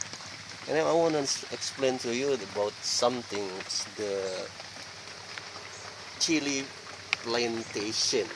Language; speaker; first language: English; non-native, learner; Indonesian